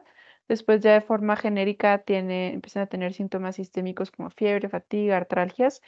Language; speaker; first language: Spanish; native; Spanish